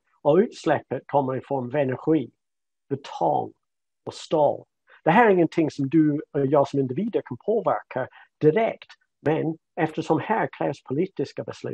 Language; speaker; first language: Swedish; non-native, fluent; English